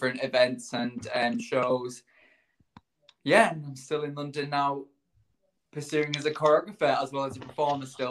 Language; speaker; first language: English; native; English